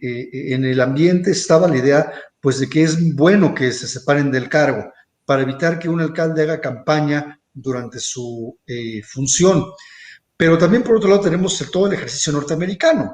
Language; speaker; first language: Spanish; native; Spanish